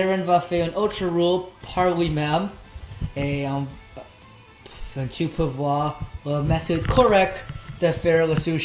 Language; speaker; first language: French; non-native, learner; English